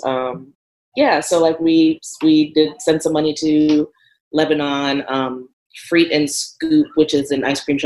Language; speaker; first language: English; native; English